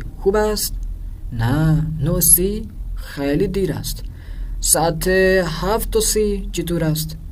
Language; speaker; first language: Persian; non-native, fluent; Urdu